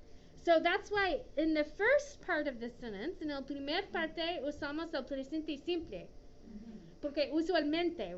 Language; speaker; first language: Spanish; non-native, fluent; English